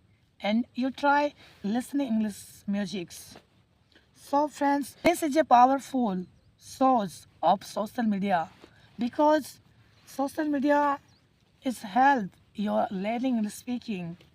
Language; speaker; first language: English; non-native, learner; Hindi